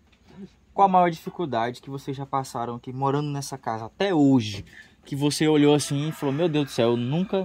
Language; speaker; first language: Portuguese; native; Portuguese